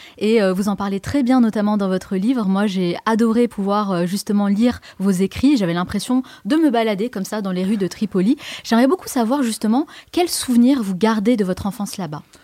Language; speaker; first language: French; native; French